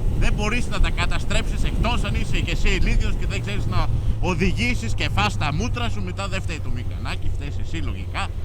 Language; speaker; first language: Greek; early bilingual, heritage; Greek